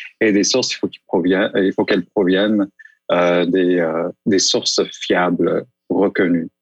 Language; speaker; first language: French; native; French